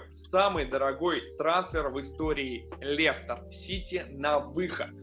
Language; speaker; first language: Russian; native; Russian